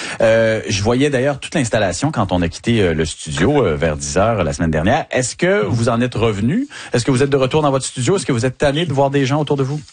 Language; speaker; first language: French; native; French